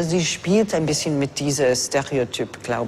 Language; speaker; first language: German; non-native, fluent; English